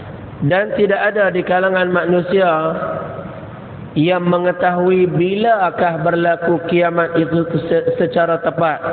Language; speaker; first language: Malay; native; Malay